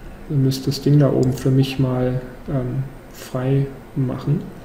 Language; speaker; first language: German; native; German